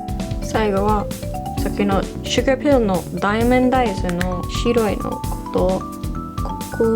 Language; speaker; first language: Japanese; non-native, learner; English